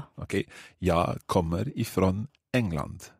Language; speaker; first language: Swedish; non-native, learner; English